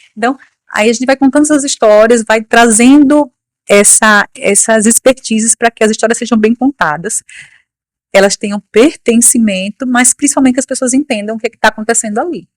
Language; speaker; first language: Portuguese; native; Portuguese